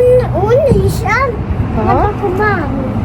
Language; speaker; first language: Albanian; early bilingual, heritage; Albanian